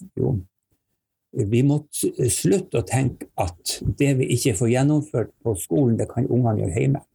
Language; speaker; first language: Norwegian; native; Norwegian